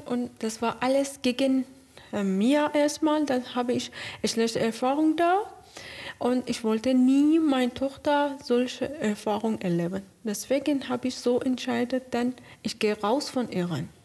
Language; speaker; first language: German; non-native, learner; Persian